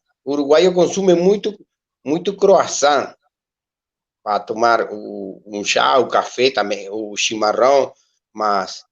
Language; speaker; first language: Portuguese; non-native, learner; Spanish